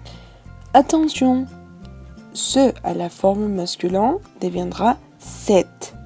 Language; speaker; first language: French; non-native, fluent; Spanish